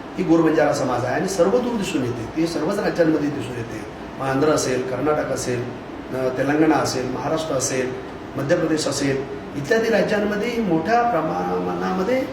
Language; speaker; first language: Marathi; non-native, local second language; Lambadi